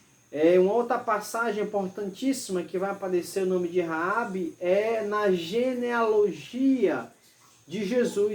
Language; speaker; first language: Portuguese; native; Portuguese